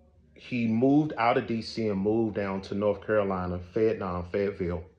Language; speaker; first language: English; native; English